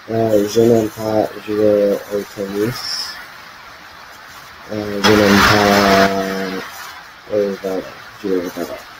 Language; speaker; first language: French; non-native, learner; English